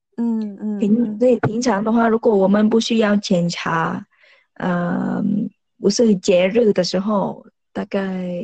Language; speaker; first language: Chinese; non-native, fluent; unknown